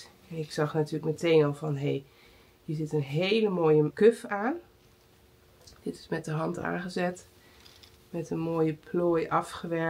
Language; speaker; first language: Dutch; native; Dutch